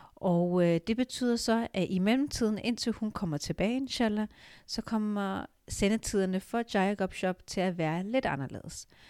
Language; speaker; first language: Danish; early bilingual, other home language; Urdu